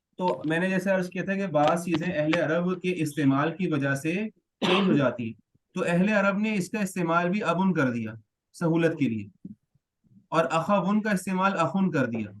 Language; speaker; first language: Urdu; native; Urdu